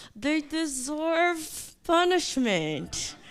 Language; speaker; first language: English; non-native, fluent; Portuguese